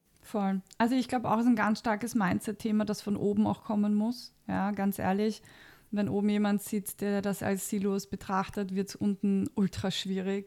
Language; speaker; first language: German; native; German